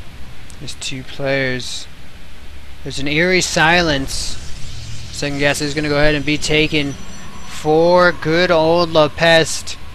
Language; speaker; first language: English; native; English